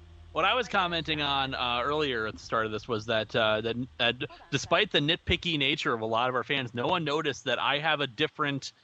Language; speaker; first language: English; native; English